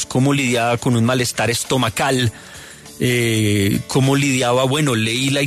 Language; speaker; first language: Spanish; native; Spanish